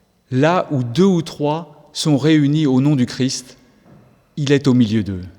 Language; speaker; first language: French; native; French